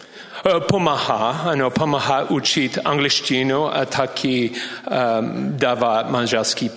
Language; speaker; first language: Czech; non-native, learner; English